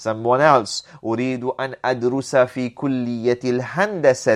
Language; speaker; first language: Arabic; non-native, fluent; English